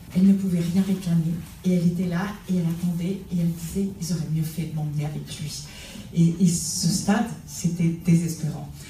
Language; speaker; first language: French; native; French